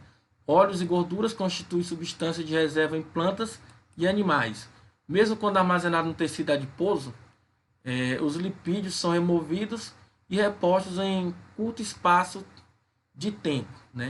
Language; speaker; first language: Portuguese; native; Portuguese